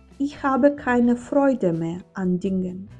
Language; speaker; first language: German; non-native, fluent; Ukrainian